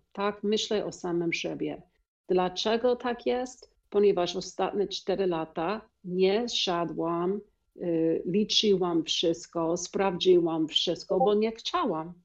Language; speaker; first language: Polish; non-native, learner; English